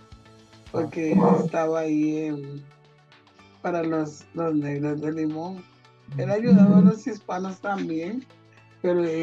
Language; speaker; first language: Spanish; non-native, local second language; Jamaican Creole English